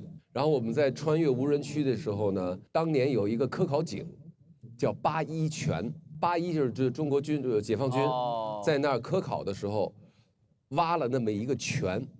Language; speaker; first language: Chinese; native; Chinese